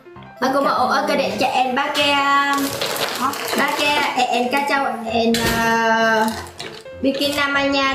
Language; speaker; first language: Indonesian; non-native, learner; Vietnamese